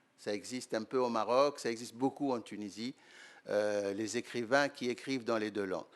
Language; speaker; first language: French; non-native, local second language; Arabic